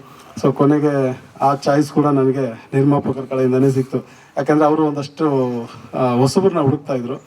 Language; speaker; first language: Kannada; native; Kannada